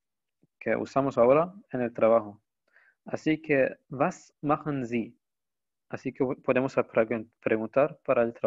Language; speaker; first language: Spanish; non-native, fluent; Arabic